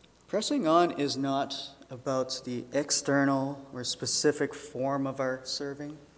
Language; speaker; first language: English; early bilingual, other home language; Chinese